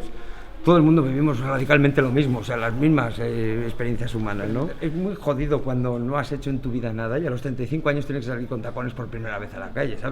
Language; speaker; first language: Spanish; native; Spanish